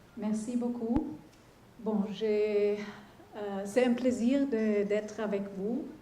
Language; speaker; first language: French; non-native, fluent; German